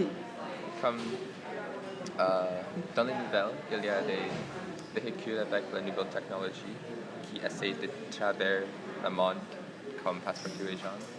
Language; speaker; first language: French; non-native, fluent; English